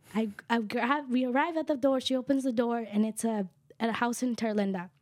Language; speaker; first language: English; early bilingual, other home language; Kʼicheʼ